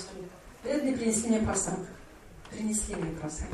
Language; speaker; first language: Russian; native; Russian